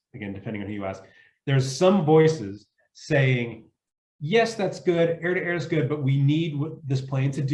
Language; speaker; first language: English; native; English